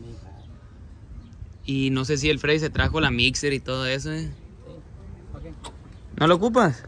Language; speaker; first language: Spanish; early bilingual, heritage; Spanish